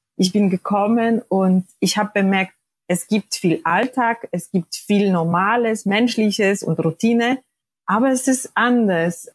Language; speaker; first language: German; non-native, fluent; Polish